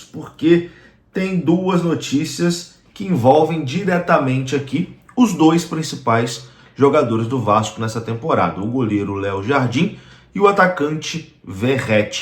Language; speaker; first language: Portuguese; native; Portuguese